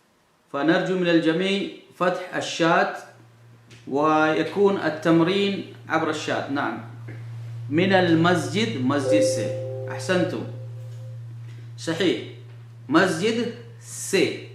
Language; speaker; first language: Arabic; non-native, fluent; Urdu